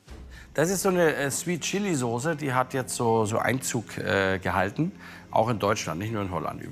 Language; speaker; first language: German; native; German